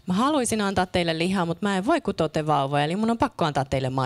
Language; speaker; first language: Finnish; native; Finnish